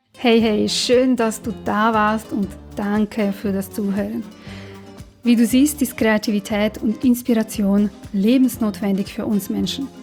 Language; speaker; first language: German; non-native, fluent; Serbian